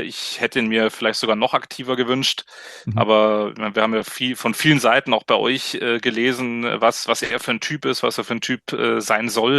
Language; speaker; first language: German; native; German